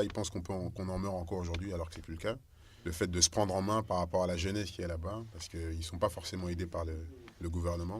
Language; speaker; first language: French; native; French